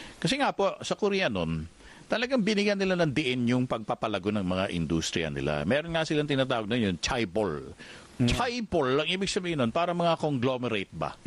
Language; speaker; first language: Filipino; native; Filipino